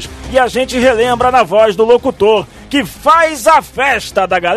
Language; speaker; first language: Portuguese; native; Portuguese